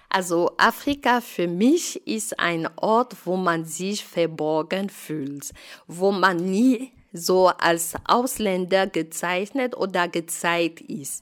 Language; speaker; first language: German; non-native, fluent; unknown